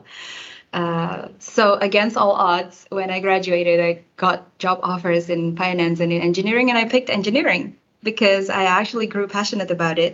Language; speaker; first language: English; non-native, fluent; Indonesian